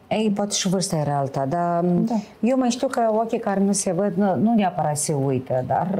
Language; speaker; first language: Romanian; native; Romanian